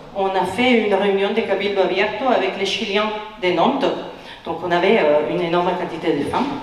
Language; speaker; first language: French; non-native, fluent; Spanish